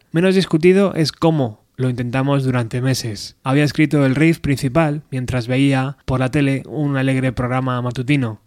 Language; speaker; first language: Spanish; native; Spanish